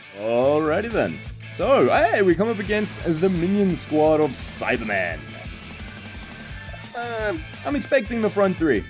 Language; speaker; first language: English; native; English